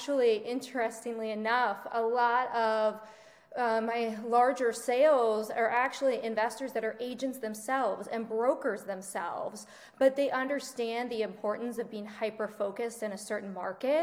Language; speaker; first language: English; native; English